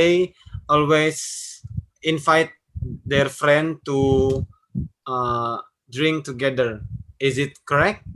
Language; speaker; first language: English; non-native, learner; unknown